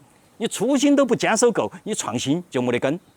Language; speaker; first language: Chinese; native; Chinese